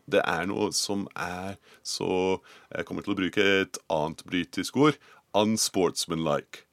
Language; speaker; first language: Norwegian; non-native, fluent; English